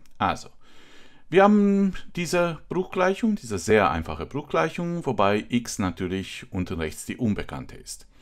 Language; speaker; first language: German; non-native, fluent; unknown